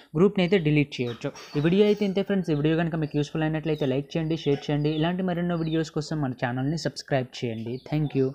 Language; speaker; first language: Telugu; native; Telugu